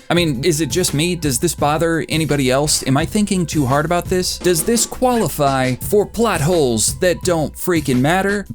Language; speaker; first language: English; native; English